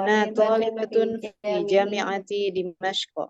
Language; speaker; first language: Arabic; non-native, learner; Indonesian